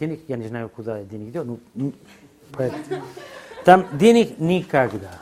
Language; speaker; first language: Russian; non-native, fluent; Spanish